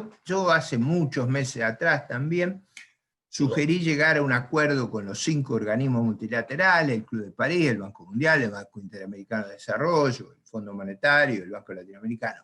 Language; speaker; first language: Spanish; native; Spanish